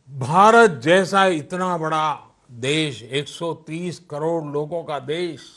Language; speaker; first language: Hindi; non-native, local second language; Gujarati